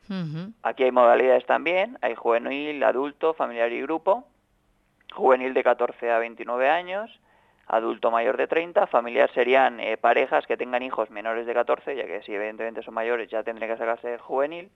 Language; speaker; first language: Spanish; native; Spanish